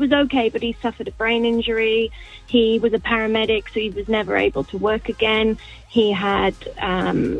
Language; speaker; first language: English; native; English